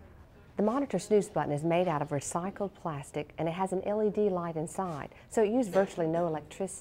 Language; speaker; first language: English; native; English